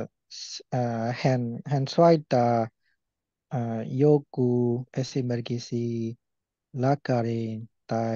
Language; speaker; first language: Finnish; non-native, learner; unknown